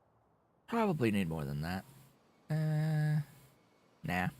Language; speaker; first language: English; native; English